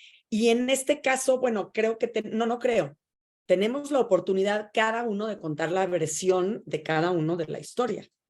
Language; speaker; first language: Spanish; native; Spanish